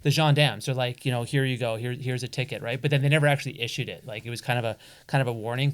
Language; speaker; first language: English; native; English